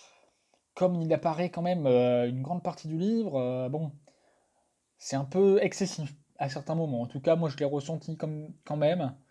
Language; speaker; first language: French; native; French